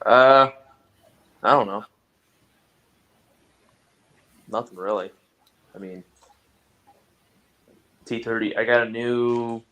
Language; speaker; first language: English; native; English